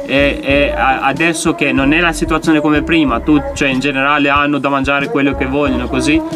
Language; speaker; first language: Italian; non-native, fluent; Albanian